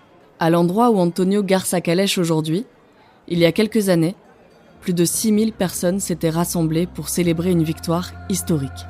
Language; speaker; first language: French; native; French